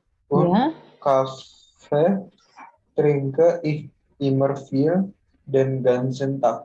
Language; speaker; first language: German; non-native, learner; Indonesian